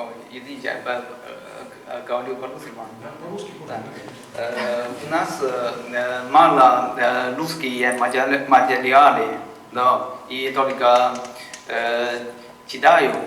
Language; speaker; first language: Russian; non-native, learner; Chinese